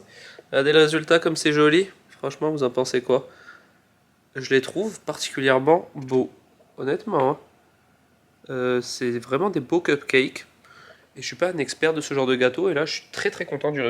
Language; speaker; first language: French; native; French